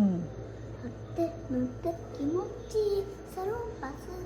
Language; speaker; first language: Japanese; native; Japanese